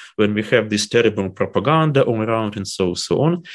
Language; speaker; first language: English; non-native, fluent; Ukrainian